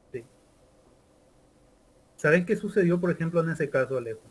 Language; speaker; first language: Spanish; native; Spanish